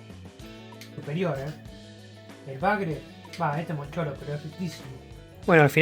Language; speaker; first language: Spanish; native; Spanish